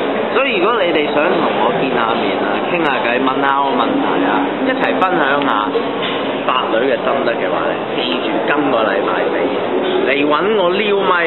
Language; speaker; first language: Cantonese; native; Cantonese